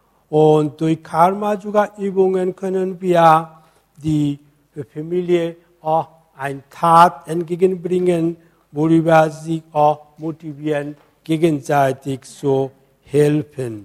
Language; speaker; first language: German; non-native, fluent; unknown